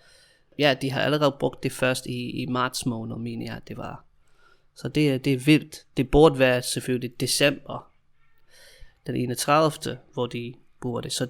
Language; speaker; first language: Danish; non-native, fluent; English